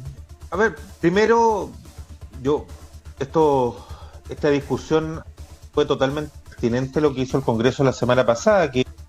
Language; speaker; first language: Spanish; native; Spanish